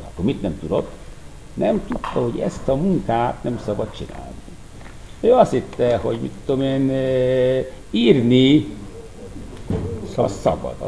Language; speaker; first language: Hungarian; non-native, fluent; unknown